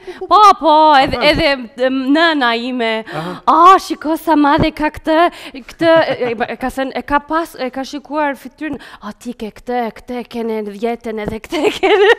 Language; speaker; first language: Albanian; early bilingual, heritage; Spanish